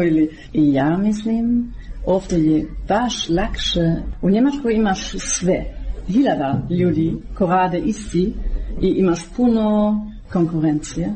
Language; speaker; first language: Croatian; non-native, learner; German